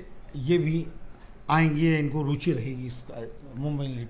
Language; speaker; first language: Hindi; native; Hindi